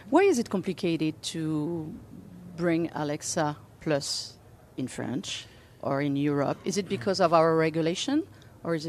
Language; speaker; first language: English; non-native, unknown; French